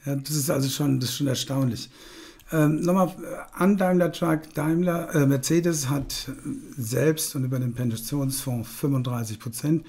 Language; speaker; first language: German; native; German